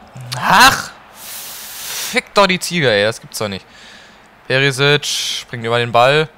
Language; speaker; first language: German; native; German